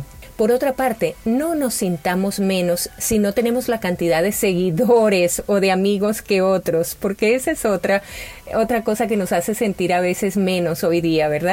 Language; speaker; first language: Spanish; native; Spanish